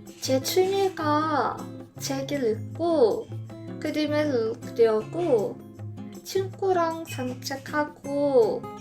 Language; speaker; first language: Korean; non-native, learner; Arabic